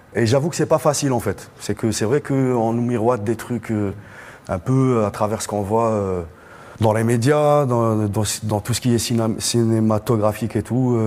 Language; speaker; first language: French; non-native, local second language; Arabic